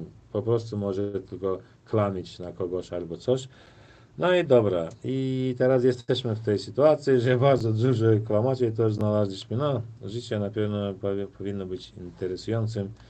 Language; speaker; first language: Polish; non-native, fluent; Turkmen